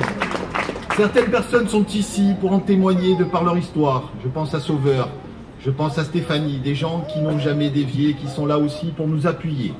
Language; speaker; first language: French; native; French